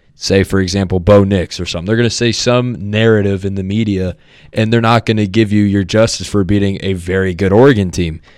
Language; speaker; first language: English; native; English